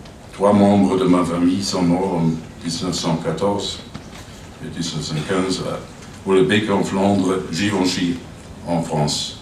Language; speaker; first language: French; non-native, fluent; German